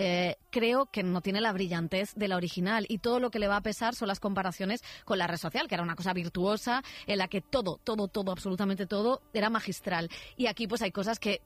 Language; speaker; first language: Spanish; native; Spanish